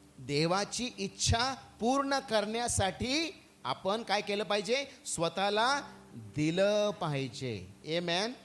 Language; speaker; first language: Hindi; non-native, local second language; Marathi